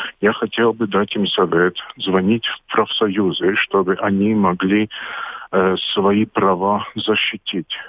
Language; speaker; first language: Russian; non-native, local second language; Latvian